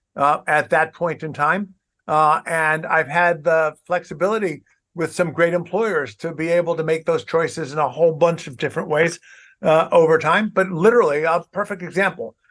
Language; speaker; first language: English; native; English